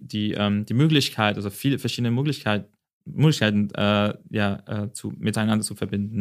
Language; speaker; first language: German; non-native, fluent; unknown